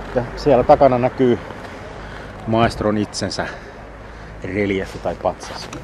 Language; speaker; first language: Finnish; native; Finnish